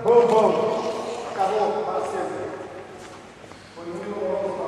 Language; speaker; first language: Spanish; non-native, learner; Portuguese